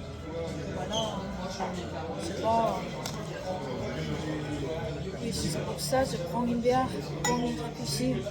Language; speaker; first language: French; non-native, learner; Korean